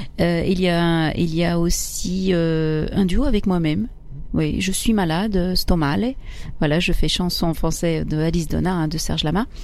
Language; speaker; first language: French; early bilingual, other home language; Italian